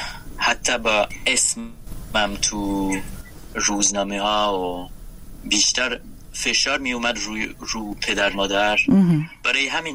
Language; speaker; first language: Persian; non-native, learner; French